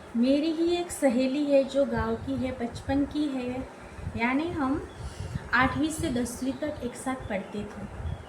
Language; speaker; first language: Hindi; native; Hindi